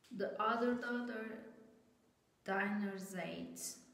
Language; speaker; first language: English; non-native, learner; Turkish